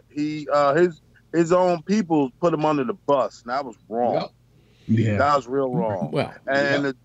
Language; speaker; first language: English; native; English